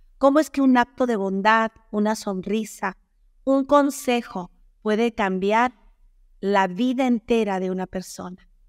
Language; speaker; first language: Spanish; native; Spanish